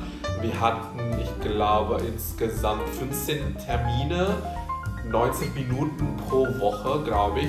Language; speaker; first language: German; non-native, fluent; Indonesian